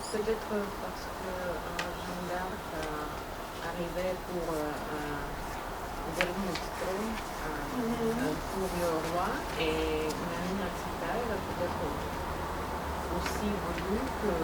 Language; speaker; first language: French; non-native, learner; Russian